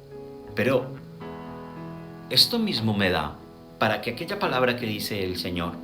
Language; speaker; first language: Spanish; native; Spanish